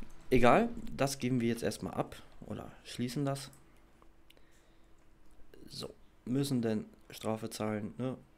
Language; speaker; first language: German; native; German